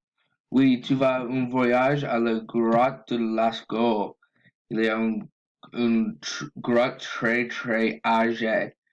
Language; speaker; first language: French; non-native, learner; English